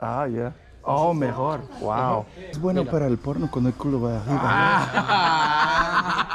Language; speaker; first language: Spanish; non-native, learner; English